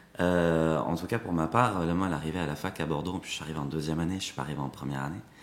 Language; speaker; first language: French; native; French